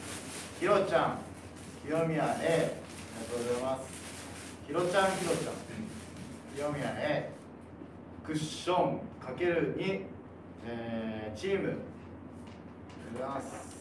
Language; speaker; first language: Japanese; native; Japanese